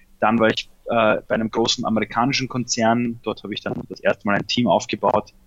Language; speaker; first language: German; early bilingual, other home language; Persian